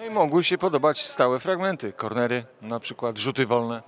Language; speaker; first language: Polish; native; Polish